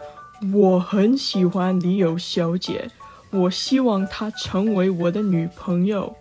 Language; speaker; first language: Chinese; non-native, learner; English